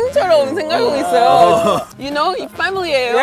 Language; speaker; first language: Korean; non-native, fluent; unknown